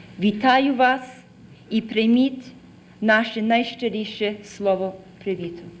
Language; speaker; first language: Ukrainian; early bilingual, heritage; Ukrainian